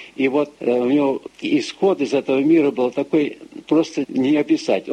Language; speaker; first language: Russian; early bilingual, heritage; Russian